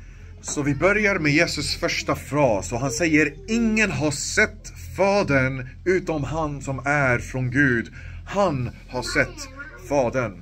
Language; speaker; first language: Swedish; non-native, local second language; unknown